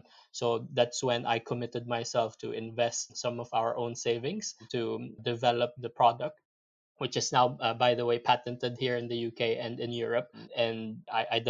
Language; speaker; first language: English; non-native, local second language; Filipino